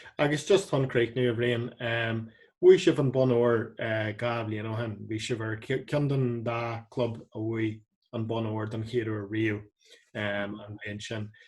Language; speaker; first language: Irish; non-native, local second language; English